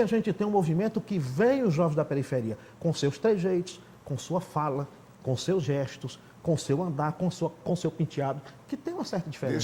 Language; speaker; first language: Portuguese; native; Portuguese